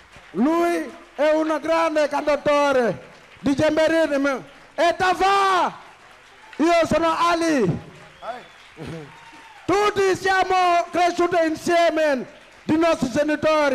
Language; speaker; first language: Italian; non-native, learner; Wolof